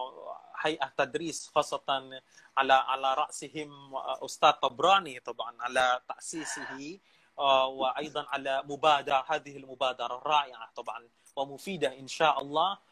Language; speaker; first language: Arabic; non-native, fluent; Indonesian